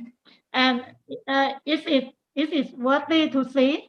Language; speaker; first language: English; non-native, learner; Thai